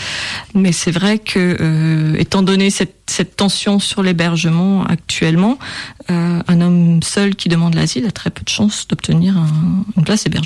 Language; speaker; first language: French; native; French